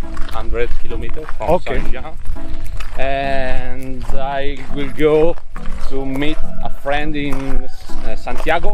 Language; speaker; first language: English; non-native, learner; Italian